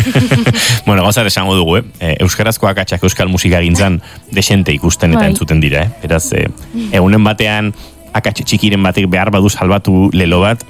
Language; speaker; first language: Basque; native; Basque